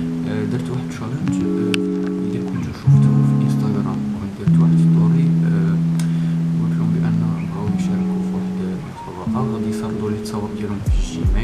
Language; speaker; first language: Arabic; native; Arabic